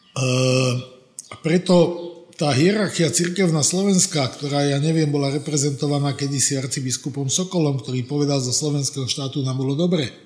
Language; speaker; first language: Slovak; native; Slovak